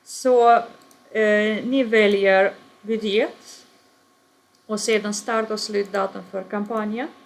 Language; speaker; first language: Swedish; non-native, fluent; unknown